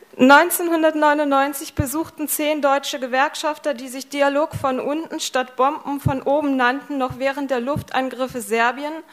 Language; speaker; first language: German; native; German